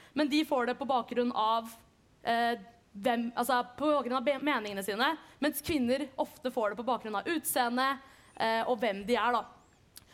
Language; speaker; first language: Norwegian; early bilingual, other home language; Kurdish